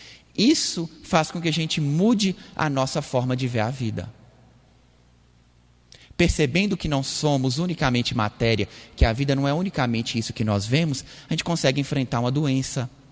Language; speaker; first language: Portuguese; native; Portuguese